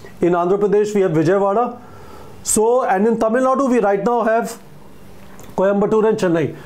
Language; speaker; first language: English; non-native, local second language; Hindi